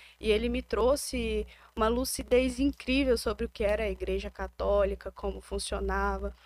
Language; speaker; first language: Portuguese; native; Portuguese